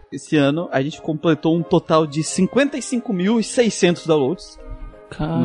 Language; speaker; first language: Portuguese; native; Portuguese